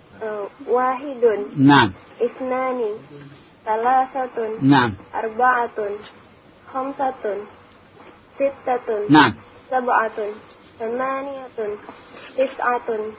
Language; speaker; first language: Arabic; non-native, learner; Indonesian